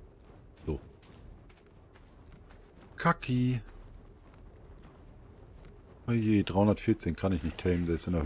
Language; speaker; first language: German; native; German